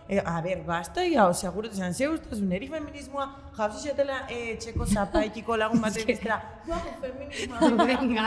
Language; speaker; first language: Basque; native; Basque